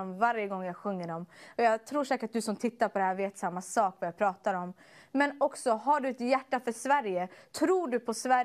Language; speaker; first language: Swedish; early bilingual, other home language; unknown